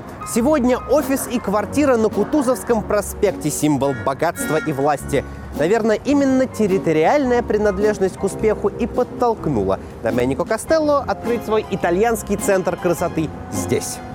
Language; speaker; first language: Russian; native; Russian